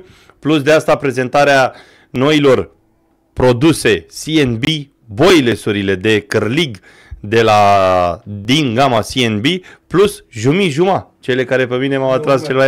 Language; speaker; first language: Romanian; native; Romanian